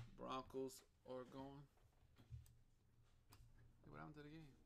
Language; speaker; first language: English; native; English